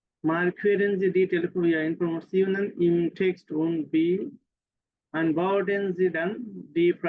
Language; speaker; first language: German; non-native, fluent; Bangla